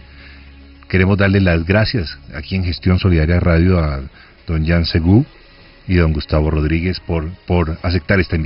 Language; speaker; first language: Spanish; native; Spanish